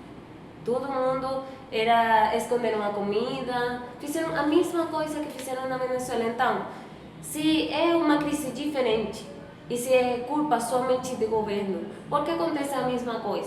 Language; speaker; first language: Portuguese; non-native, fluent; Spanish